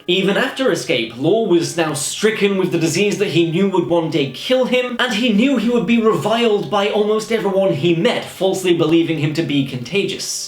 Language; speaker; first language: English; native; English